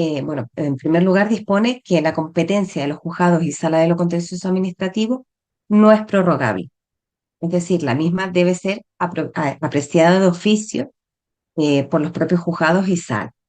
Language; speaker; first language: Spanish; native; Spanish